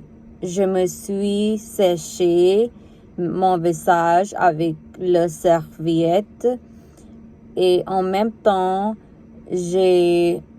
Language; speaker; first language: French; non-native, learner; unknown